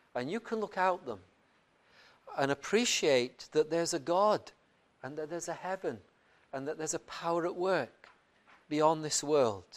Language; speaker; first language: English; native; English